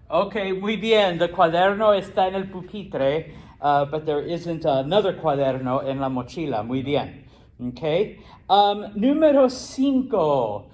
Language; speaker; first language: Spanish; non-native, fluent; English